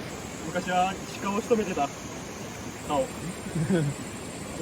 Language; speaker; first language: Japanese; native; Japanese